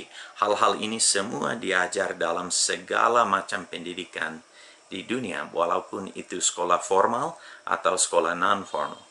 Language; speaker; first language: Indonesian; non-native, fluent; English